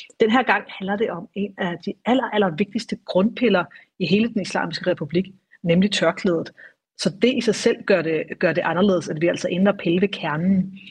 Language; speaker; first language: Danish; native; Danish